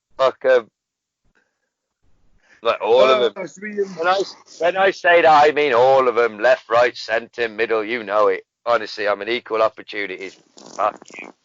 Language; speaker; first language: English; native; English